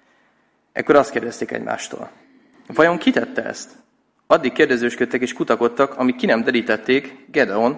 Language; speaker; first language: Hungarian; native; Hungarian